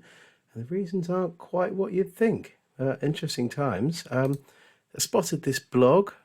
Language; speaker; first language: English; native; English